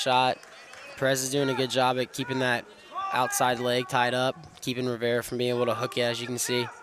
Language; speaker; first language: English; native; English